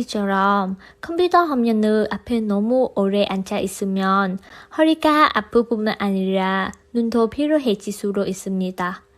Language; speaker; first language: Korean; non-native, learner; Vietnamese